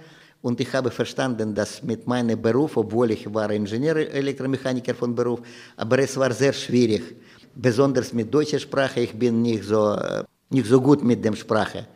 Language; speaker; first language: German; non-native, learner; Russian